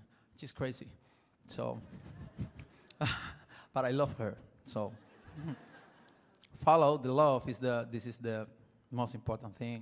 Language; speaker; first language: English; non-native, learner; Spanish